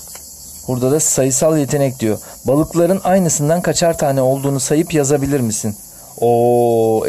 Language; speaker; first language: Turkish; native; Turkish